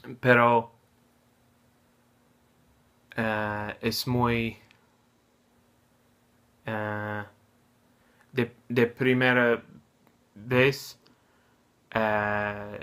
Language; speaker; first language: Spanish; non-native, learner; English